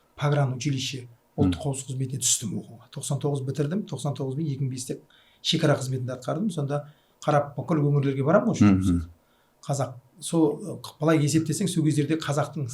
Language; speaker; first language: Kazakh; native; Kazakh